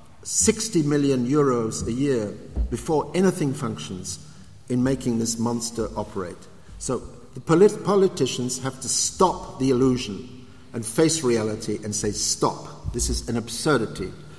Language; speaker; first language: English; native; English